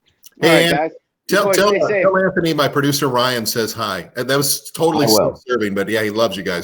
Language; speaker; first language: English; native; English